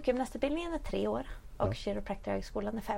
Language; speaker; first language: Swedish; native; Swedish